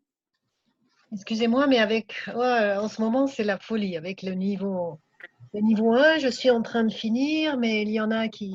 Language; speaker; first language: French; non-native, fluent; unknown